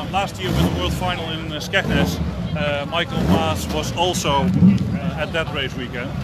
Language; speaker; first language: English; non-native, fluent; Dutch